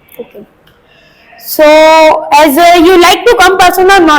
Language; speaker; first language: English; non-native, learner; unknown